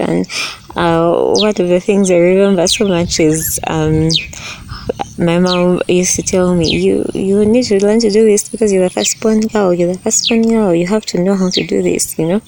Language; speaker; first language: English; non-native, local second language; Ganda